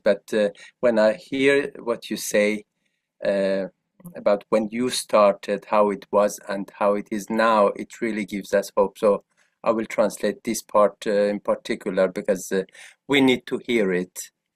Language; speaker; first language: English; non-native, fluent; Persian